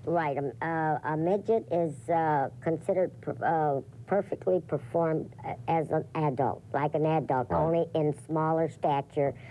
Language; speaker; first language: English; native; English